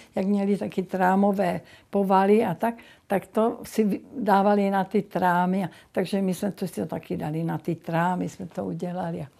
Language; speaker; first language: Czech; native; Czech